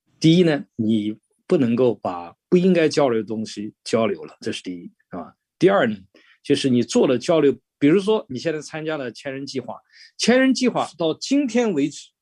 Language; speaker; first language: Chinese; native; Chinese